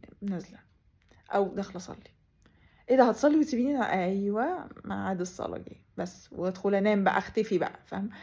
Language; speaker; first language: Arabic; native; Arabic